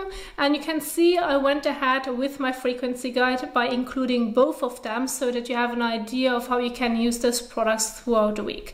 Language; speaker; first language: English; non-native, fluent; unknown